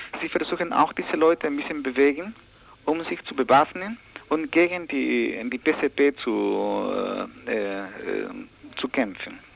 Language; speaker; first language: German; non-native, learner; Spanish